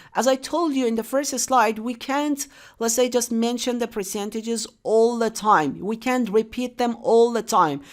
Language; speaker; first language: English; non-native, fluent; Persian